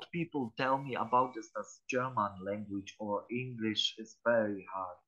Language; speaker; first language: English; non-native, learner; Polish